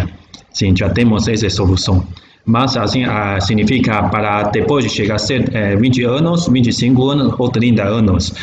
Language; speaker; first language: Portuguese; non-native, learner; Chinese